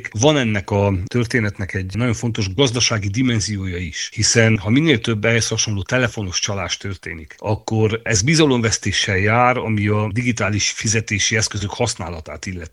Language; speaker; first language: Hungarian; native; Hungarian